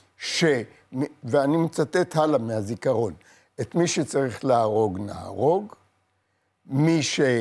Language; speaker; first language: Hebrew; native; Hebrew